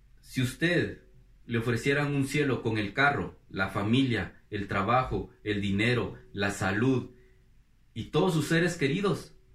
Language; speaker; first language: Spanish; native; Spanish